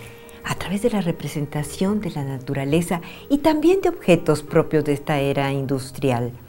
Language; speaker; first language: Spanish; native; Spanish